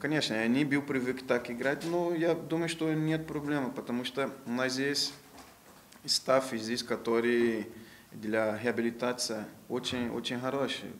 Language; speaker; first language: Russian; non-native, learner; Portuguese